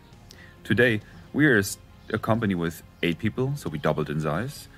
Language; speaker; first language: English; non-native, fluent; German